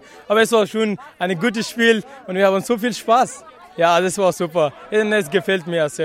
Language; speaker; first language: German; non-native, learner; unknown